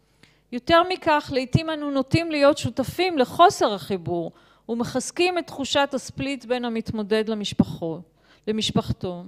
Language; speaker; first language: Hebrew; native; Hebrew